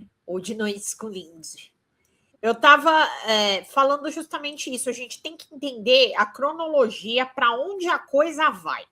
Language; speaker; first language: Portuguese; native; Portuguese